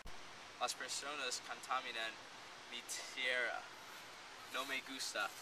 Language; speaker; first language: Spanish; non-native, learner; English